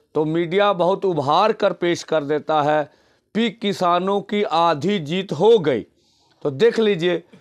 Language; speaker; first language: Hindi; non-native, local second language; Punjabi